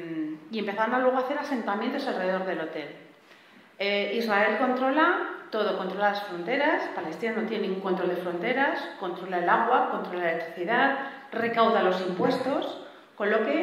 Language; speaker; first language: Spanish; native; Spanish